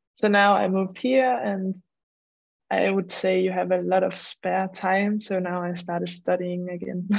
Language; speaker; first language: English; non-native, fluent; Danish